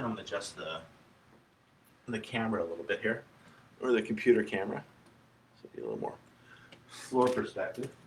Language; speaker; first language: English; native; English